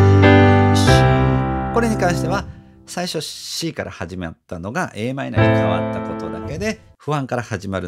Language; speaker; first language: Japanese; native; Japanese